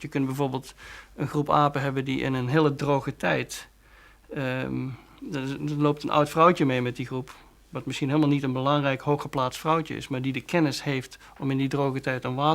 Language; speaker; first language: Dutch; native; Dutch